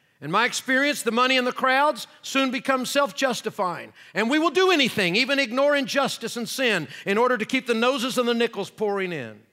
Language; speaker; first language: English; native; English